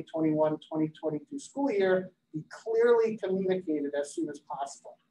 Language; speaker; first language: English; native; English